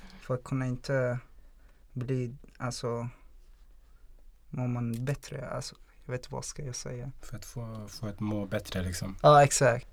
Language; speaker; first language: Swedish; non-native, fluent; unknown